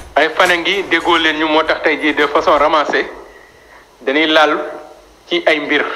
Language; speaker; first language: Wolof; native; Wolof